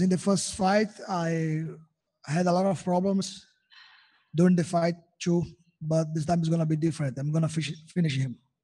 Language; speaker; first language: English; non-native, learner; Portuguese